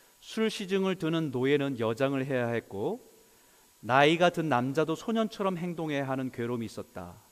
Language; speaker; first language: Korean; native; Korean